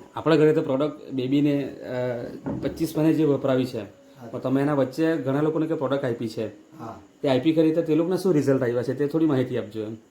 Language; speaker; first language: Gujarati; native; Gujarati